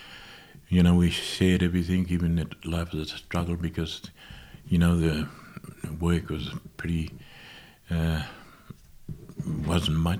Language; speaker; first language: English; native; English